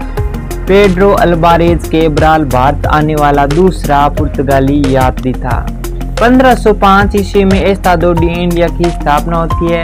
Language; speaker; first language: Hindi; native; Hindi